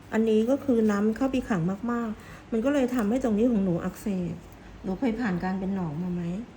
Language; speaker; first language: Thai; native; Thai